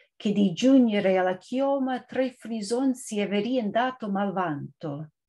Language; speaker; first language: Italian; non-native, fluent; English